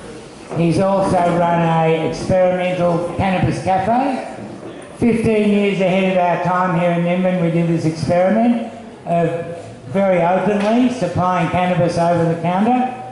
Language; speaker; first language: English; native; English